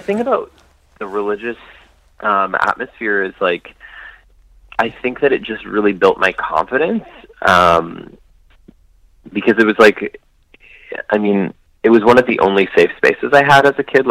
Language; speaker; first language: English; native; English